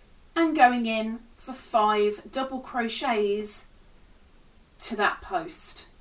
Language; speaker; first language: English; native; English